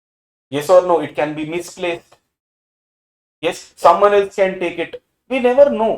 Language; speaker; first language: English; non-native, local second language; Tamil